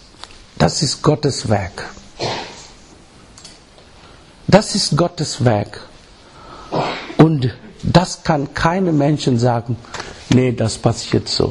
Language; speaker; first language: German; non-native, learner; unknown